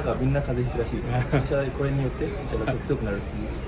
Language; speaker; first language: Japanese; non-native, fluent; Urdu